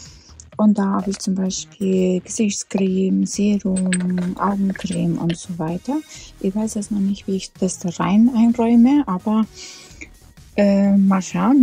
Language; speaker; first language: German; non-native, fluent; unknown